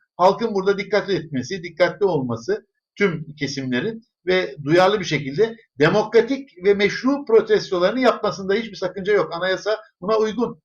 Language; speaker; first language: Turkish; early bilingual, other home language; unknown